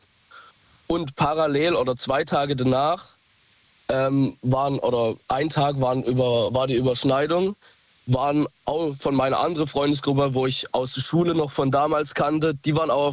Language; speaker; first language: German; native; German